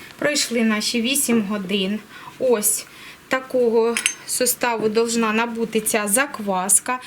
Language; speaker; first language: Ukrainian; native; Ukrainian